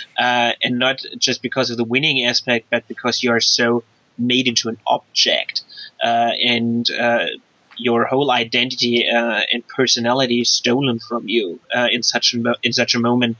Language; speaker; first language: English; non-native, fluent; German